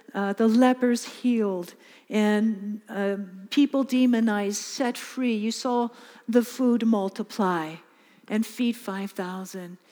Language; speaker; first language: English; native; English